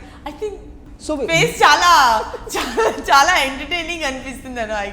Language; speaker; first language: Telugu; non-native, learner; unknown